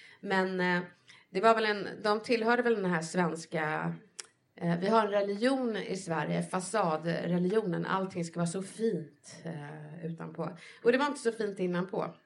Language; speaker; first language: Swedish; native; Swedish